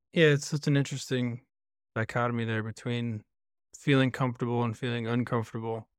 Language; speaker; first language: English; native; English